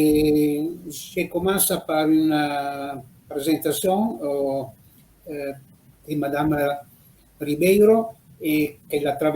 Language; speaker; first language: French; non-native, fluent; Italian